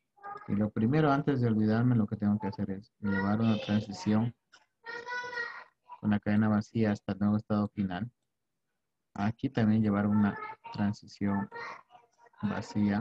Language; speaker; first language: Spanish; native; Spanish